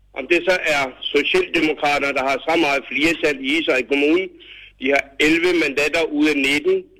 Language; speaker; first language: Danish; non-native, fluent; Urdu